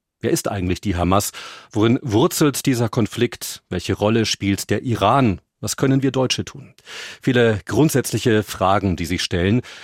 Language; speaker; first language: German; native; German